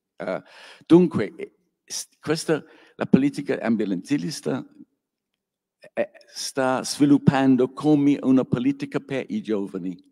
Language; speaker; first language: Italian; non-native, learner; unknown